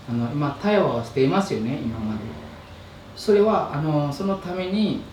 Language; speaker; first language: Japanese; non-native, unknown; Indonesian